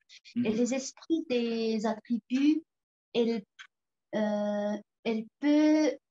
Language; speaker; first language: French; non-native, fluent; Tuvinian